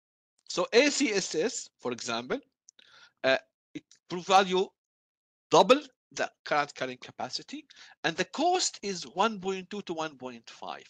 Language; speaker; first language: English; non-native, fluent; Arabic